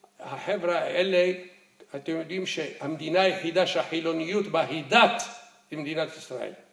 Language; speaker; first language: Hebrew; early bilingual, other home language; Arabic